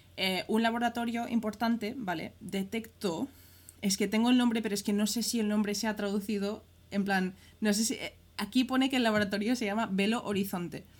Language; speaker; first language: Spanish; early bilingual, other home language; English